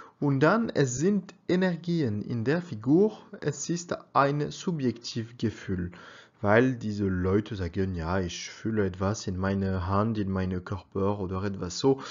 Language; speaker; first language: German; non-native, learner; French